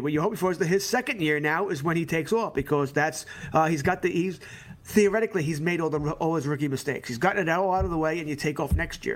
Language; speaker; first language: English; native; English